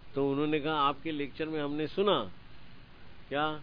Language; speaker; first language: Hindi; non-native, local second language; Gujarati